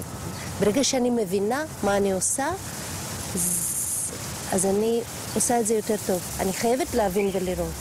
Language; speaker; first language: Hebrew; non-native, local second language; Russian